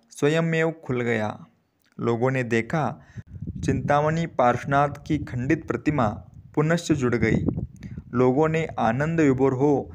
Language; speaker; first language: Hindi; non-native, local second language; Marathi